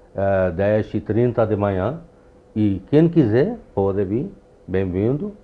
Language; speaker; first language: Portuguese; non-native, fluent; Urdu